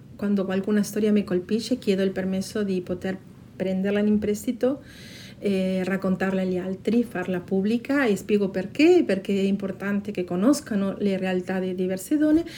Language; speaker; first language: Italian; non-native, fluent; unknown